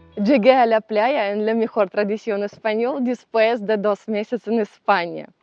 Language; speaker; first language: Spanish; non-native, learner; Ukrainian